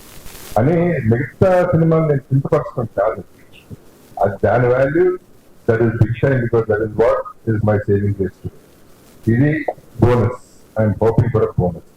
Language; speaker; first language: Telugu; native; Telugu